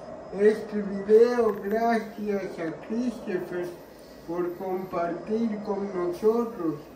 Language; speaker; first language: Spanish; early bilingual, heritage; Spanish